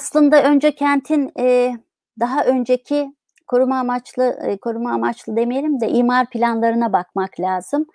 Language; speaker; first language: Turkish; native; Turkish